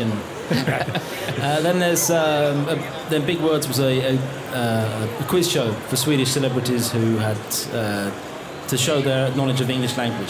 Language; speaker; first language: English; native; English